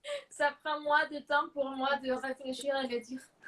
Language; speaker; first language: French; non-native, fluent; Spanish